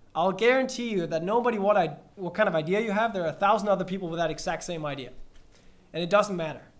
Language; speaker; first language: English; non-native, fluent; Danish